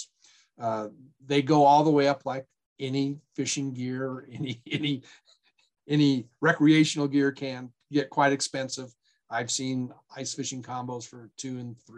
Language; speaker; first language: English; native; English